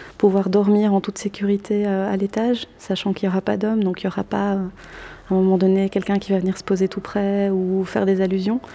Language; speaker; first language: French; native; French